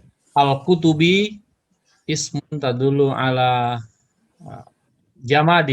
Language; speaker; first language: Arabic; non-native, learner; Indonesian